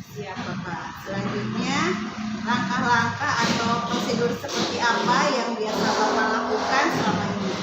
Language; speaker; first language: Indonesian; native; Indonesian